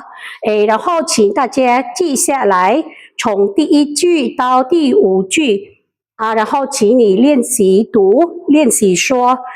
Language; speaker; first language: Chinese; non-native, fluent; Khmer